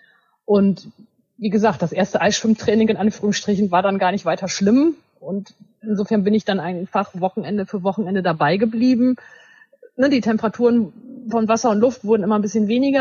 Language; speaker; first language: German; native; German